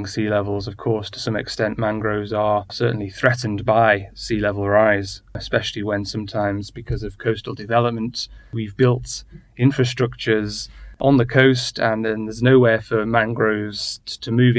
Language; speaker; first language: English; native; English